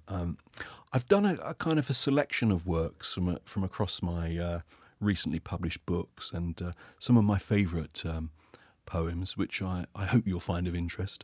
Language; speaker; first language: English; native; English